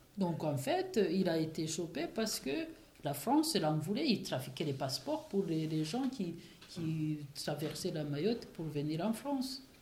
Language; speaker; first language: French; non-native, local second language; Kinyarwanda